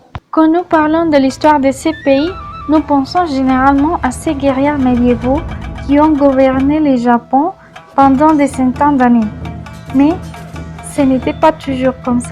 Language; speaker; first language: French; non-native, learner; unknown